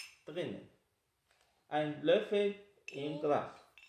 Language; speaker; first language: German; non-native, fluent; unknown